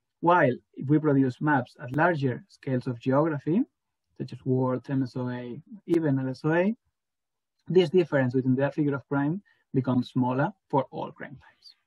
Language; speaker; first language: English; non-native, fluent; Spanish